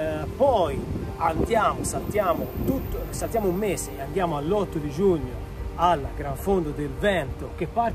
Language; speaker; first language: Italian; native; Italian